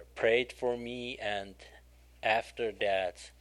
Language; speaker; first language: English; non-native, learner; Persian